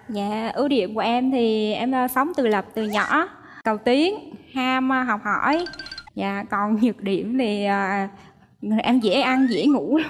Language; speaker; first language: Vietnamese; native; Vietnamese